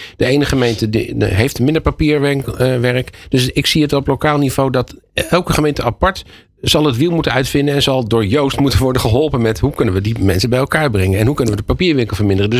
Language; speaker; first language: Dutch; native; Dutch